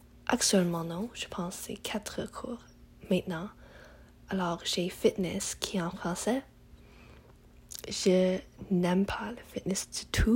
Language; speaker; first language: French; non-native, learner; English